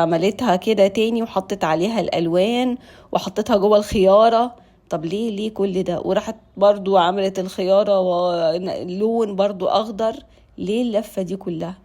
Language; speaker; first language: Arabic; native; Arabic